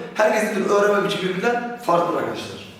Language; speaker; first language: Turkish; native; Turkish